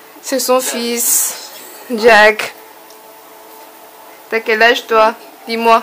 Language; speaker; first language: French; non-native, learner; Korean